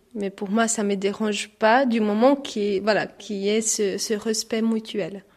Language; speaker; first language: French; non-native, fluent; Portuguese